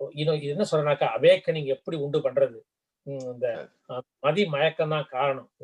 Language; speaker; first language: Tamil; native; Tamil